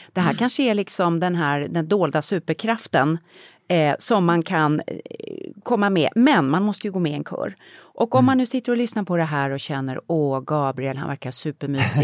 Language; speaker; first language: Swedish; native; Swedish